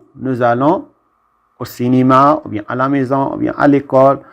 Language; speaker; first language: French; non-native, local second language; Arabic